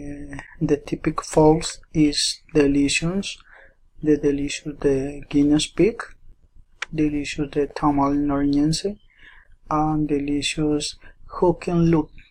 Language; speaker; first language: English; non-native, learner; Spanish